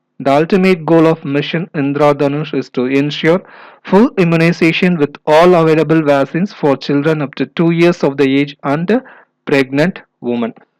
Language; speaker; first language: English; non-native, local second language; Tamil